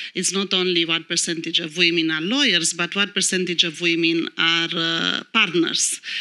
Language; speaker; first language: English; non-native, fluent; Romanian